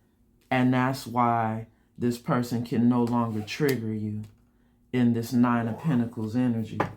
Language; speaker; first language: English; native; English